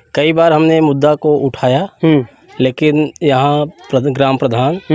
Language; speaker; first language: Hindi; native; Hindi